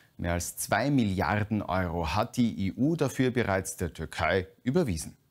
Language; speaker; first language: German; native; German